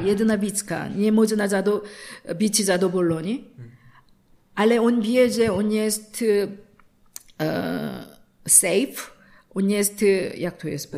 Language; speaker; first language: Polish; non-native, learner; Korean